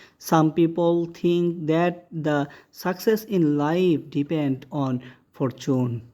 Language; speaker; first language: English; non-native, local second language; Bangla